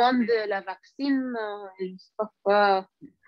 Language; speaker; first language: French; non-native, learner; Arabic